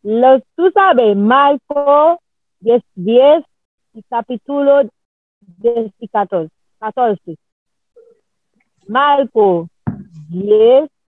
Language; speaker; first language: Spanish; non-native, learner; Haitian Creole